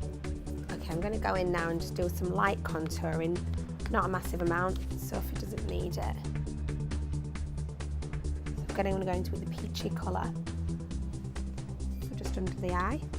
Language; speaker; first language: English; native; English